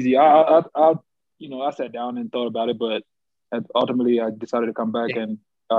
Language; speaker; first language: English; native; English